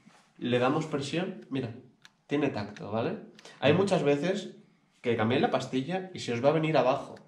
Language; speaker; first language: Spanish; native; Spanish